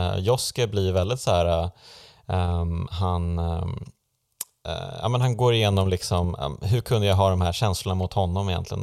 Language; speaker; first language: Swedish; native; Swedish